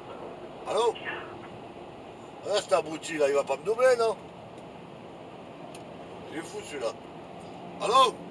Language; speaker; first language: French; native; French